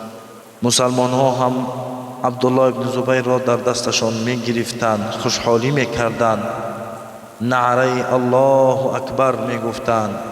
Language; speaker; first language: Persian; native; Persian